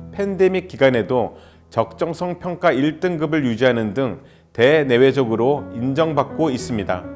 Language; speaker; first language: Korean; native; Korean